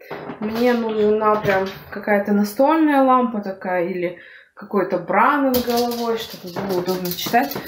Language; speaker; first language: Russian; native; Russian